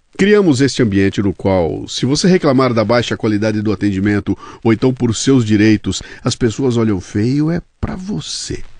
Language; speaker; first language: Portuguese; native; Portuguese